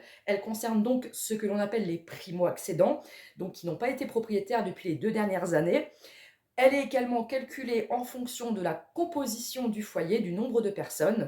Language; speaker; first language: French; native; French